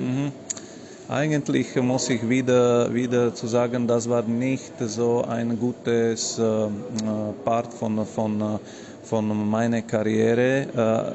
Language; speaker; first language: German; non-native, learner; Slovak